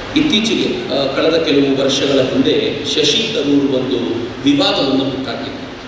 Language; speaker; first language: Kannada; native; Kannada